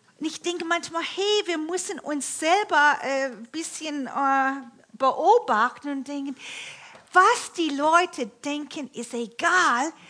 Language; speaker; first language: German; non-native, fluent; English